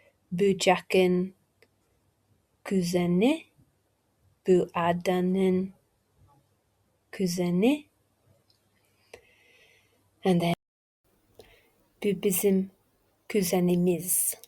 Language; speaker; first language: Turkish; non-native, learner; English